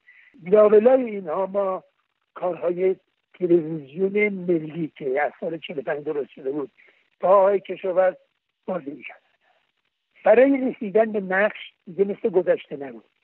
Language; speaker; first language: Persian; native; Persian